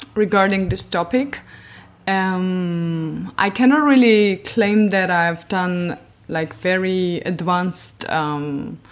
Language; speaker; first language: English; non-native, fluent; Georgian